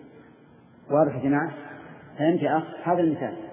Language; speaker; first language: Arabic; native; Arabic